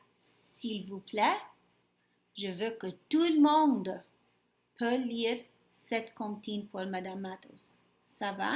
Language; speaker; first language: French; non-native, fluent; English